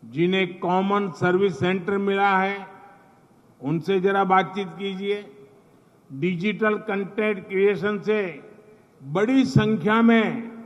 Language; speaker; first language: Hindi; non-native, local second language; Gujarati